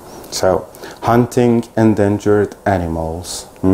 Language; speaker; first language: English; non-native, fluent; Persian